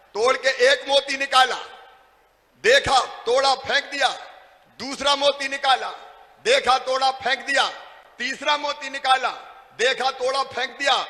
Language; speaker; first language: Hindi; native; Hindi